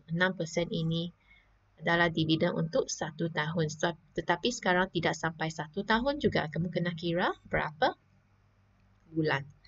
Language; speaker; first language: Malay; non-native, local second language; Chinese